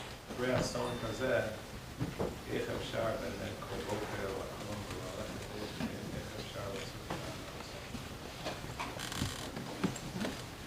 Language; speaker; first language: Hebrew; non-native, fluent; English